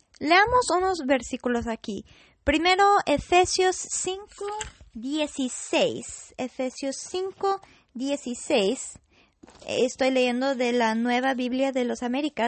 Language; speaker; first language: Spanish; non-native, fluent; English